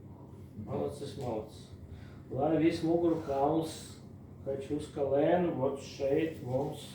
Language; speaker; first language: Latvian; non-native, local second language; Russian